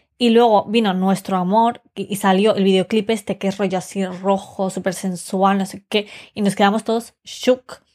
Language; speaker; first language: Spanish; early bilingual, other home language; Romanian